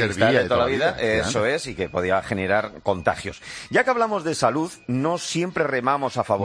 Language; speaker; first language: Spanish; native; Spanish